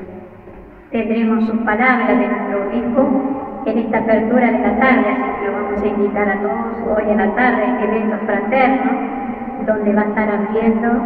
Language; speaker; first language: Spanish; native; Spanish